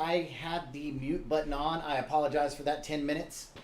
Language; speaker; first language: English; native; English